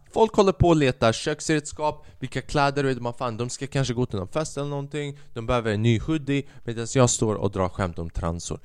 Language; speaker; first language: Swedish; early bilingual, other home language; Albanian